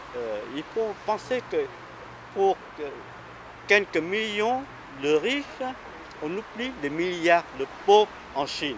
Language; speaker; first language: French; non-native, fluent; Vietnamese